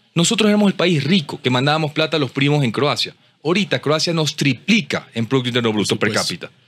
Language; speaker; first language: Spanish; native; Spanish